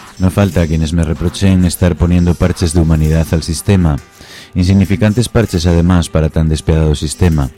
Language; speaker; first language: Spanish; native; Spanish